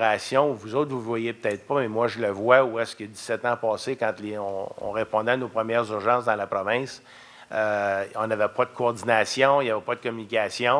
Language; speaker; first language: French; native; French